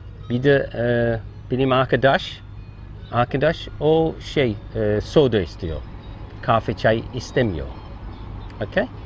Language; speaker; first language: Turkish; non-native, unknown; English